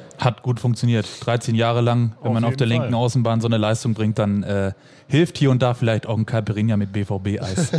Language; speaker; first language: German; native; German